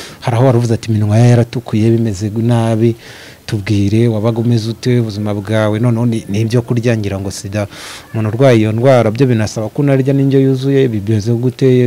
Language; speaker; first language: Kinyarwanda; native; Kinyarwanda